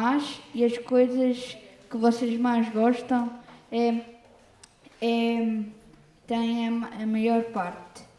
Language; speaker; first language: Portuguese; early bilingual, other home language; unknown